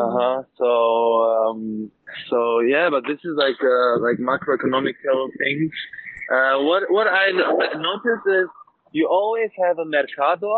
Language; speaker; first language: English; non-native, learner; German